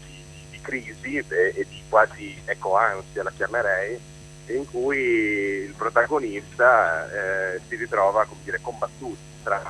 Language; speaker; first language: Italian; native; Italian